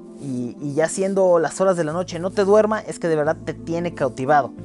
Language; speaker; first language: Spanish; native; Spanish